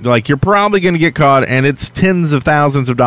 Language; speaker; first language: English; native; English